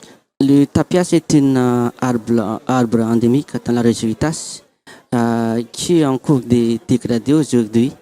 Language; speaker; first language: French; non-native, local second language; Malagasy